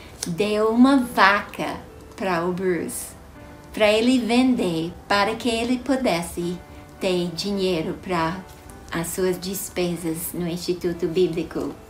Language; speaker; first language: Portuguese; non-native, fluent; English